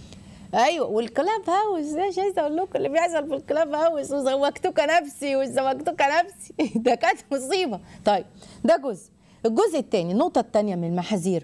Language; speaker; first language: Arabic; native; Arabic